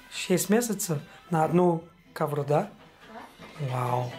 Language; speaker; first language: Russian; non-native, learner; English